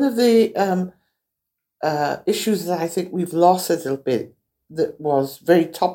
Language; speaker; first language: English; native; English